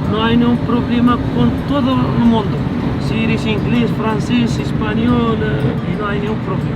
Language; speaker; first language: Spanish; non-native, fluent; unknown